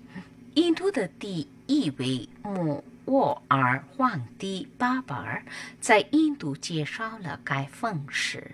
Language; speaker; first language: Chinese; non-native, learner; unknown